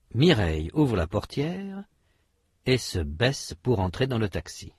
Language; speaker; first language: French; native; French